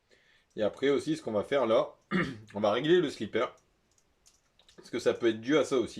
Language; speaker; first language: French; native; French